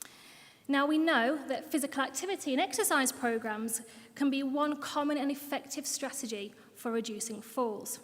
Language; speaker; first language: English; native; English